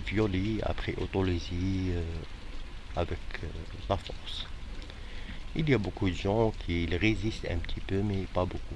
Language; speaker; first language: French; non-native, fluent; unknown